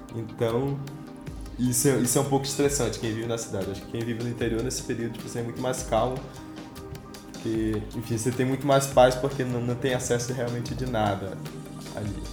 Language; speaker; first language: Portuguese; native; Portuguese